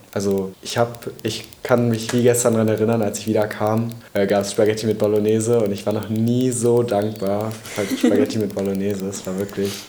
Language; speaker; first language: German; native; German